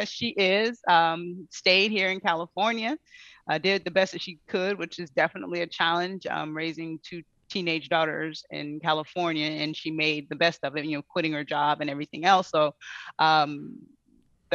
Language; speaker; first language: English; native; English